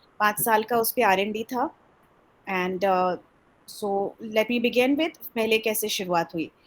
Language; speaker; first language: Hindi; early bilingual, heritage; Hindi